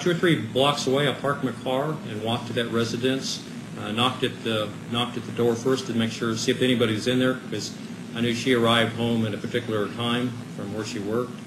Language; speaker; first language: English; native; English